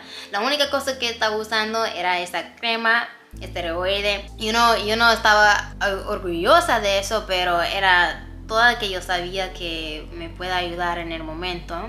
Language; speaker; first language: Spanish; non-native, fluent; English